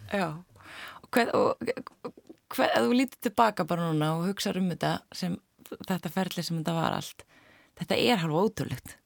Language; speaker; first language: Icelandic; native; Icelandic